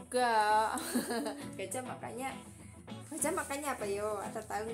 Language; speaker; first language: Indonesian; native; Indonesian